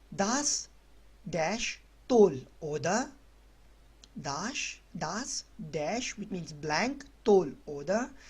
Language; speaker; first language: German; non-native, learner; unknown